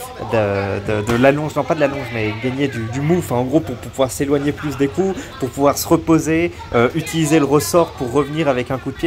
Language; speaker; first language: French; native; French